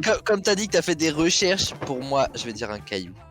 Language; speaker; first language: French; native; French